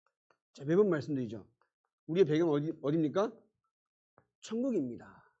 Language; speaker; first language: Korean; native; Korean